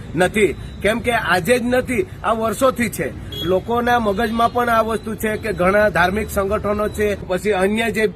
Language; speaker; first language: Gujarati; non-native, local second language; Kukna